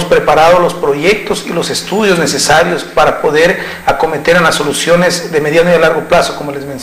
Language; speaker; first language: Spanish; native; Spanish